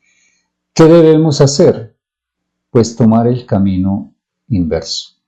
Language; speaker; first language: Spanish; native; Spanish